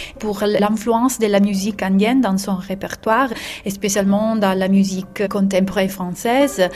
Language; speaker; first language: French; non-native, learner; Italian